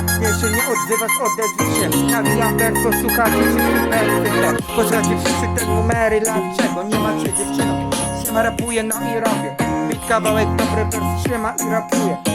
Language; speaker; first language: Polish; native; Polish